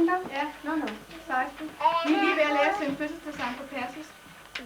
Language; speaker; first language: Danish; native; Danish